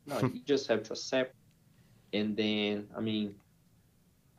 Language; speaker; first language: English; non-native, fluent; Portuguese